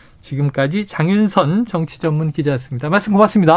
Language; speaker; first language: Korean; native; Korean